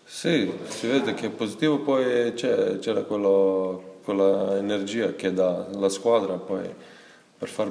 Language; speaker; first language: Italian; non-native, fluent; Serbian